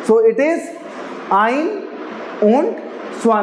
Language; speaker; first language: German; non-native, learner; Hindi